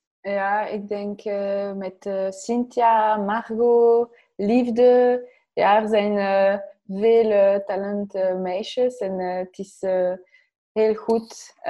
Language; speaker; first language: Dutch; non-native, learner; French